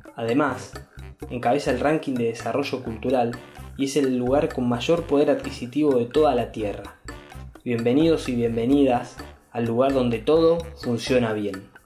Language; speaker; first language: Spanish; native; Spanish